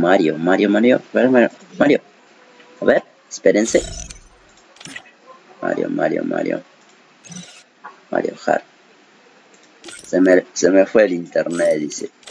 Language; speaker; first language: Spanish; native; Spanish